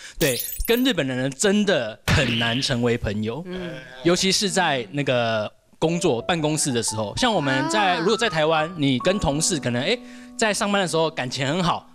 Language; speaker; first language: Chinese; native; Chinese